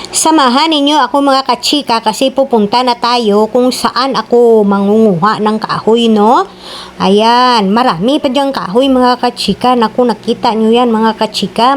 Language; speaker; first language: Filipino; non-native, local second language; Kinaray-a